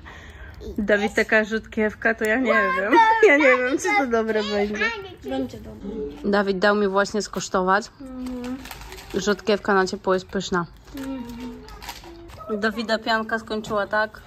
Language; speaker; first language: Polish; native; Polish